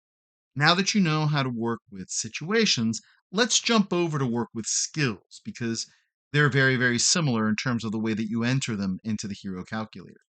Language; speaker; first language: English; native; English